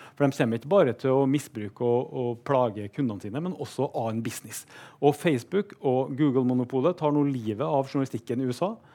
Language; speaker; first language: Norwegian; native; Norwegian